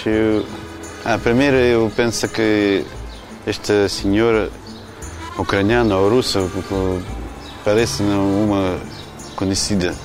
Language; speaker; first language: Portuguese; non-native, learner; Russian